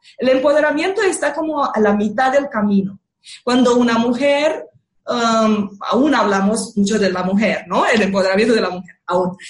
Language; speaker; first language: Spanish; non-native, fluent; Romanian